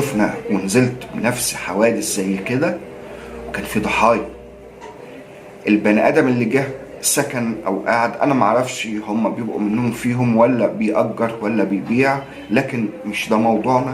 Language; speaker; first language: Arabic; native; Arabic